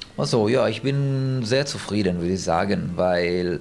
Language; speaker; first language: German; non-native, fluent; Italian